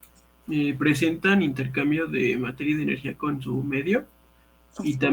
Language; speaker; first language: Spanish; native; Spanish